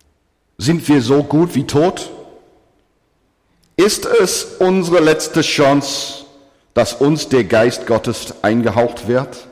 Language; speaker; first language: German; non-native, fluent; English